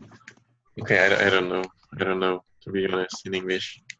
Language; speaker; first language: English; non-native, fluent; Polish